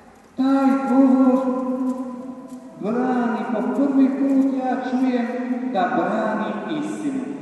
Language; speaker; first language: Serbian; native; Serbian